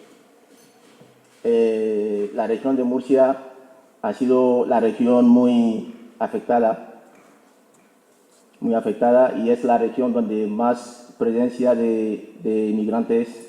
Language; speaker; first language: Spanish; non-native, fluent; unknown